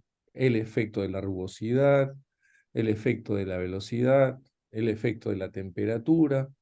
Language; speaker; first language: Spanish; native; Spanish